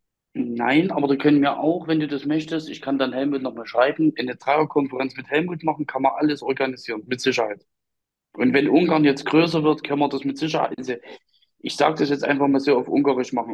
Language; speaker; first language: German; native; German